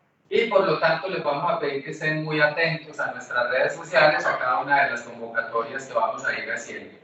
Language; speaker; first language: Spanish; native; Spanish